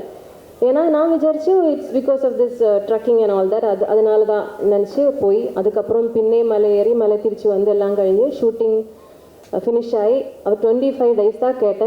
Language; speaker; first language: Tamil; non-native, learner; Malayalam